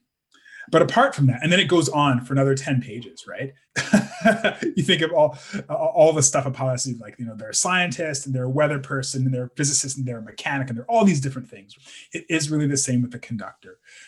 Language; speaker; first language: English; native; English